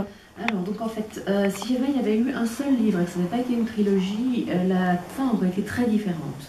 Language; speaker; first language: French; native; French